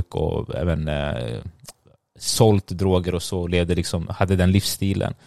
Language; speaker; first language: Swedish; early bilingual, other home language; Tigrinya